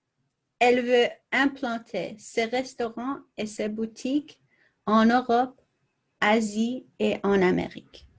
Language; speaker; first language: French; non-native, learner; English